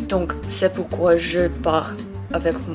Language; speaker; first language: French; non-native, learner; Thai